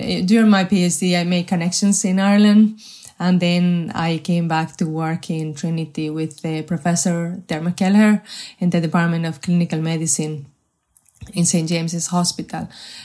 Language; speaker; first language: English; non-native, fluent; Spanish